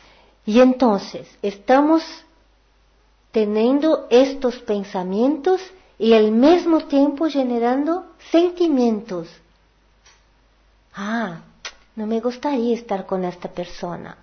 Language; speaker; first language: Portuguese; non-native, learner; Spanish